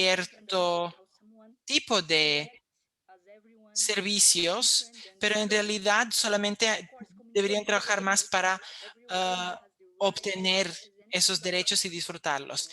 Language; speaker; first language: Spanish; non-native, fluent; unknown